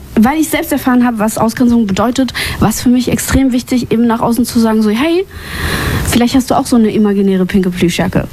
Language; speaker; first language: German; early bilingual, other home language; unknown